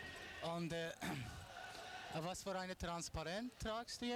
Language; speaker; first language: German; non-native, learner; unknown